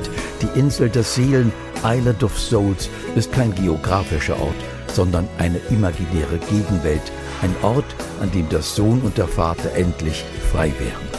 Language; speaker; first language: German; native; German